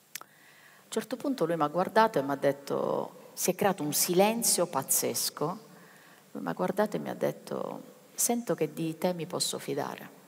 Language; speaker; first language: Italian; native; Italian